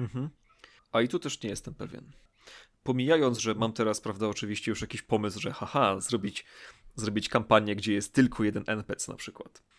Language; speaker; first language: Polish; native; Polish